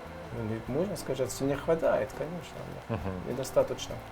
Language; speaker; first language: Russian; non-native, learner; French